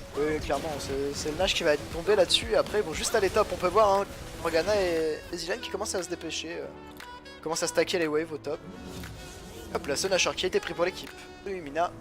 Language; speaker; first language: French; native; French